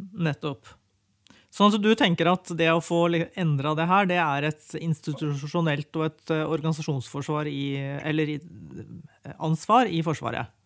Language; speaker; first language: Norwegian; native; Norwegian